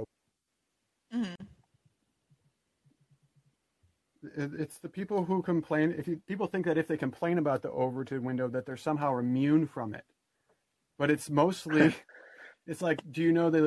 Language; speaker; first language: English; native; English